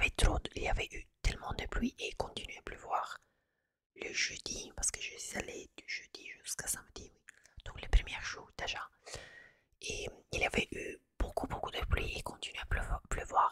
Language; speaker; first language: French; non-native, fluent; Italian